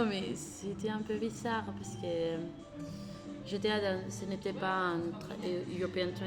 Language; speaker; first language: French; non-native, learner; Spanish